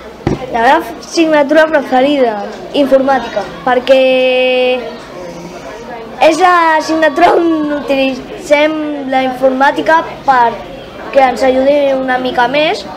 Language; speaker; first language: Catalan; non-native, local second language; Spanish